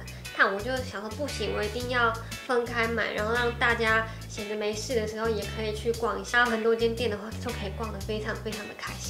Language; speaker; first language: Chinese; native; Chinese